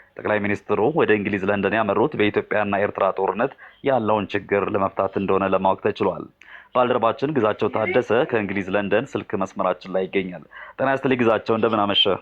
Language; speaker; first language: Amharic; non-native, local second language; Tigrinya